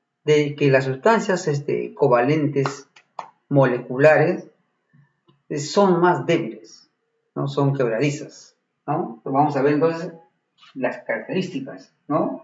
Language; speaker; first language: Spanish; native; Spanish